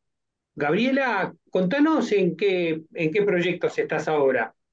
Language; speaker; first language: Spanish; native; Spanish